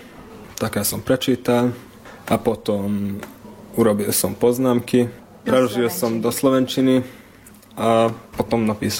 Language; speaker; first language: Slovak; non-native, local second language; Hungarian